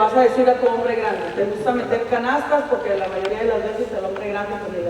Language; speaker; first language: Spanish; native; Spanish